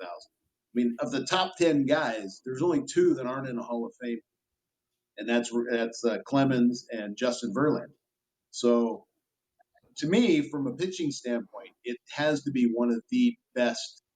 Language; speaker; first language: English; native; English